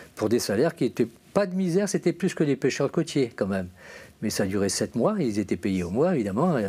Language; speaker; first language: French; native; French